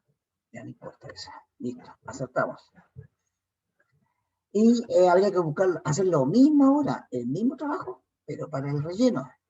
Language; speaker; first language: Spanish; native; Spanish